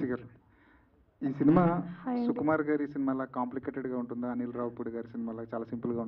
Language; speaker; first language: Telugu; native; Telugu